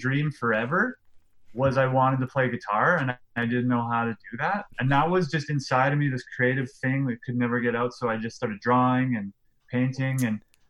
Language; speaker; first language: English; native; English